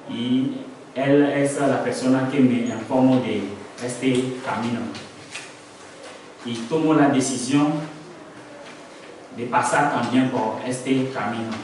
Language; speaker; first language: Spanish; non-native, learner; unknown